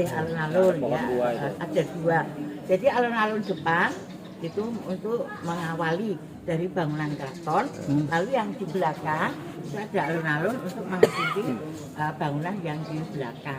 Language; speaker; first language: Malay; non-native, local second language; Javanese